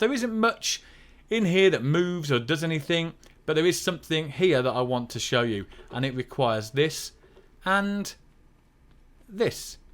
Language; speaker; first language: English; native; English